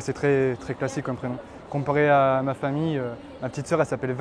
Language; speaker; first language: French; native; French